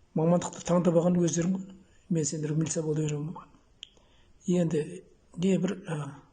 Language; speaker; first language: Kazakh; native; Kazakh